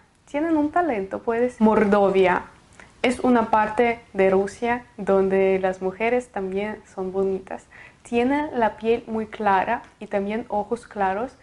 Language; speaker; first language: Spanish; non-native, fluent; Russian